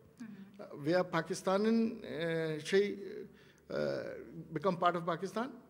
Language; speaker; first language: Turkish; non-native, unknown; Urdu